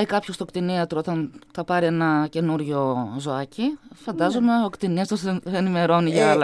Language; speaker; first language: Greek; native; Greek